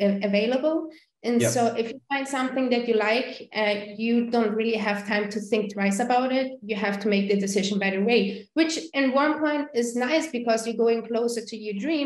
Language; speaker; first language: English; non-native, fluent; German